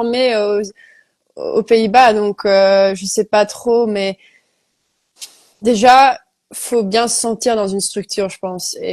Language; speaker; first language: French; early bilingual, heritage; Dutch